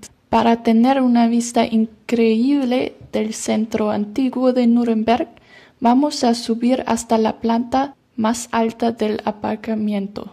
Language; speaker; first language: Spanish; non-native, learner; German